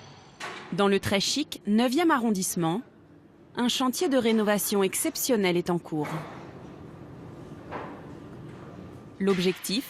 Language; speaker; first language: French; native; French